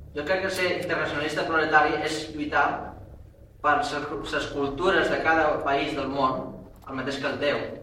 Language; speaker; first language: Catalan; native; Catalan